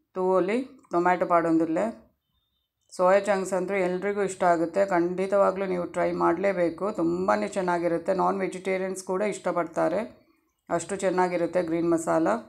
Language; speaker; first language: Kannada; non-native, local second language; Tulu